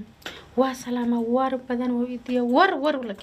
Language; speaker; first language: Somali; non-native, learner; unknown